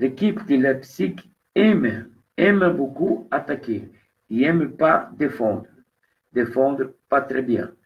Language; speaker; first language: French; non-native, fluent; Portuguese